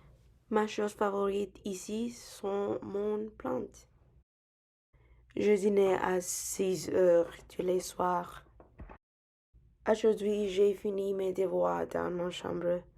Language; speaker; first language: French; non-native, learner; English